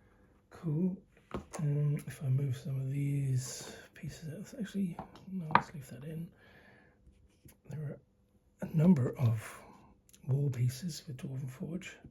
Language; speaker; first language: English; native; English